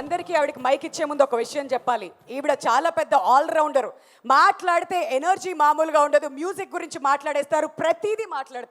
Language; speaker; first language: Telugu; native; Telugu